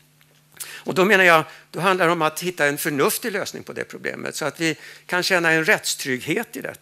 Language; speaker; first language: Swedish; native; Swedish